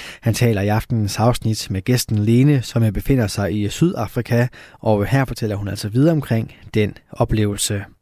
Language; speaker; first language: Danish; native; Danish